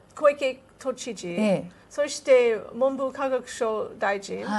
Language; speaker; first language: Japanese; non-native, fluent; English